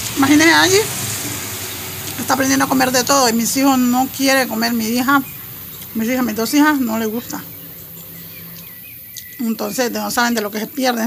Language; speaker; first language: Spanish; native; Spanish